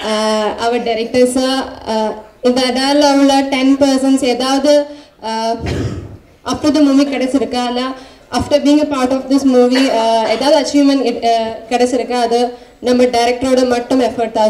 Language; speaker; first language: Tamil; non-native, learner; Malayalam